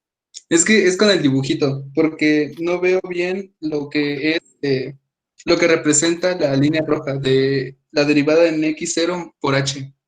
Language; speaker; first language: Spanish; native; Spanish